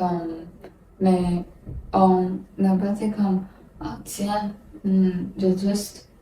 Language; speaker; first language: French; non-native, learner; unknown